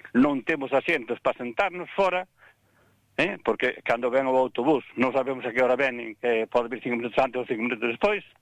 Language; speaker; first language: Galician; native; Galician